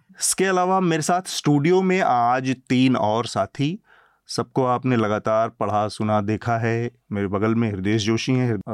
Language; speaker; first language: Hindi; native; Hindi